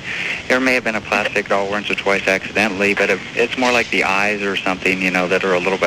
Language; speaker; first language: English; native; English